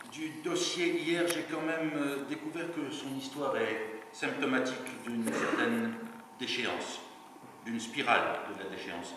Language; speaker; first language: French; native; French